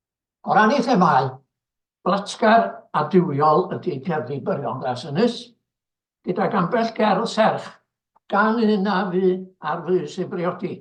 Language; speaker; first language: Welsh; native; Welsh